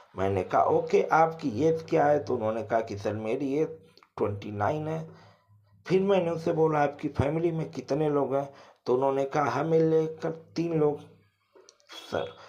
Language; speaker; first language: Hindi; native; Hindi